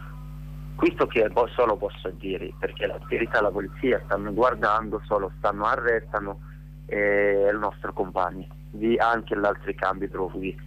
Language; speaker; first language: Italian; non-native, learner; Arabic